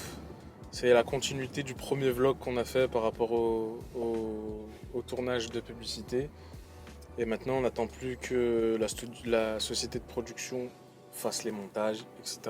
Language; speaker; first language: French; native; French